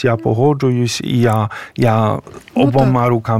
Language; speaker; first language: Ukrainian; non-native, fluent; Polish